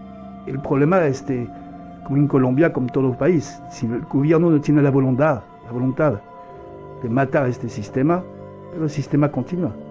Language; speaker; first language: Spanish; non-native, fluent; French